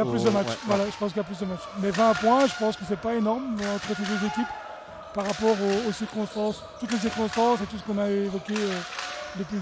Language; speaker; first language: French; native; French